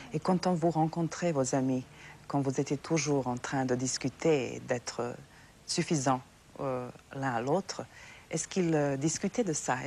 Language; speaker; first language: French; non-native, fluent; Serbian